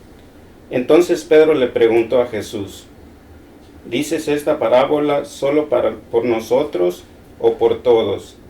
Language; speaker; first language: Spanish; native; Spanish